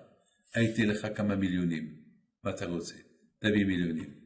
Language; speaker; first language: Hebrew; non-native, fluent; French